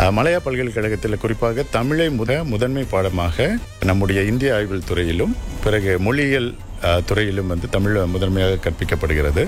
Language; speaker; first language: Tamil; native; Tamil